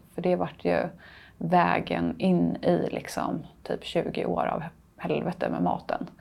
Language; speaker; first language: Swedish; native; Swedish